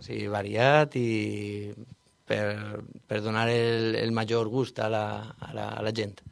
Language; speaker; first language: Catalan; non-native, learner; Spanish